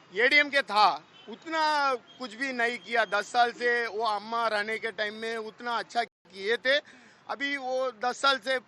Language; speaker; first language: Hindi; non-native, local second language; Tamil